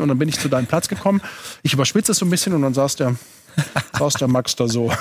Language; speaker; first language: German; native; German